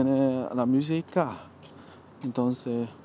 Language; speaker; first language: Spanish; non-native, learner; English